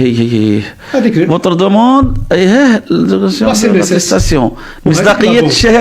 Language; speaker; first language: Arabic; native; Arabic